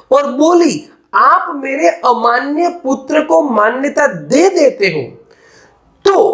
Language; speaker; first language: Hindi; non-native, local second language; Gujarati